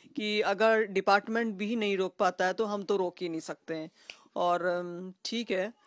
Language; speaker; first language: Hindi; native; Hindi